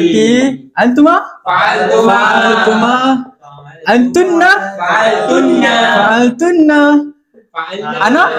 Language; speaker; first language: Arabic; non-native, learner; Malay